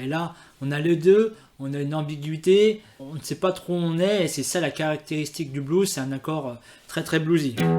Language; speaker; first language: French; native; French